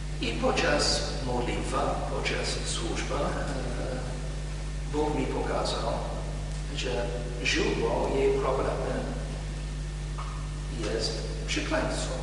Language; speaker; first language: Polish; non-native, learner; English